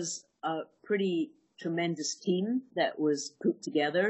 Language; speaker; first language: English; native; English